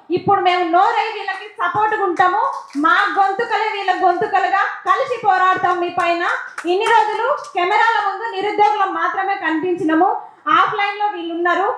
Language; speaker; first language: Telugu; native; Telugu